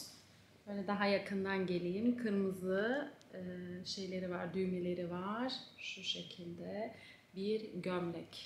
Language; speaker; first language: Turkish; native; Turkish